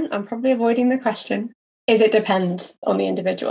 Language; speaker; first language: English; native; English